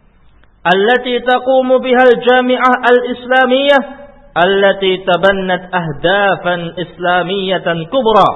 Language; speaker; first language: Arabic; non-native, fluent; Indonesian